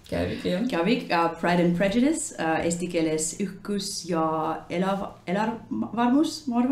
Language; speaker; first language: Estonian; non-native, learner; English